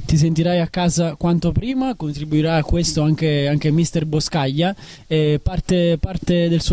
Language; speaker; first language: Italian; native; Italian